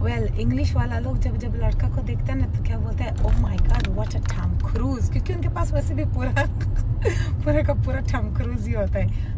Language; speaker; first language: Hindi; non-native, local second language; Pashto